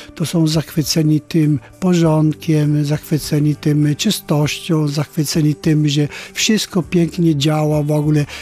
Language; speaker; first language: Polish; non-native, fluent; Italian